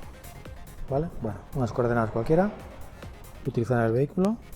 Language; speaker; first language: Spanish; native; Spanish